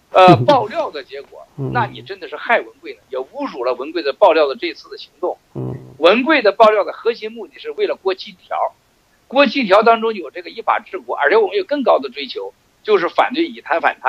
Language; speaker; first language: Chinese; native; Chinese